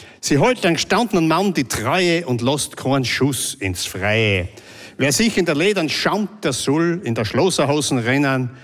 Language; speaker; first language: German; native; German